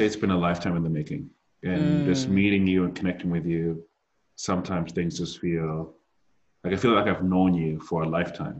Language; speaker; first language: English; non-native, fluent; German